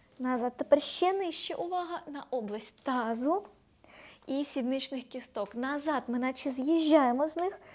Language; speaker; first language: Ukrainian; non-native, local second language; Russian